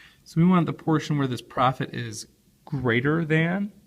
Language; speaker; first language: English; native; English